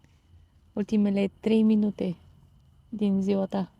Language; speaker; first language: Romanian; non-native, fluent; Bulgarian